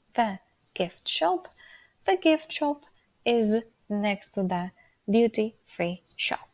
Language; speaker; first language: English; non-native, fluent; Polish